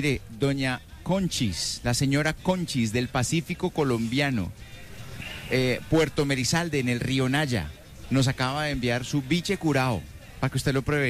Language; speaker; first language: Spanish; native; Spanish